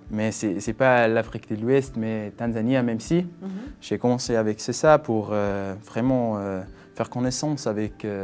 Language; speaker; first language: French; non-native, fluent; Swiss German